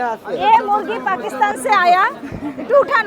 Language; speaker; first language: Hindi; non-native, learner; Bangla